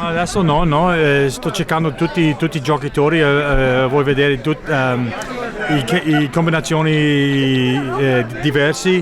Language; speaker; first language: Italian; non-native, learner; English